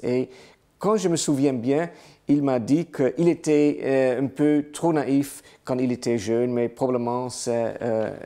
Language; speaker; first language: French; non-native, learner; Dutch